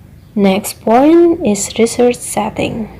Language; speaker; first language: English; non-native, learner; Indonesian